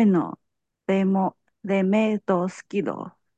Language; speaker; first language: Spanish; non-native, learner; Chinese